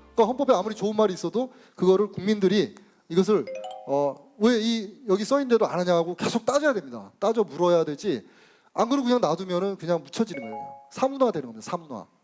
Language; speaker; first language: Korean; native; Korean